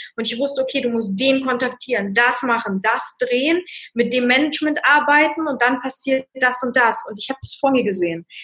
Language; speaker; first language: German; early bilingual, other home language; Russian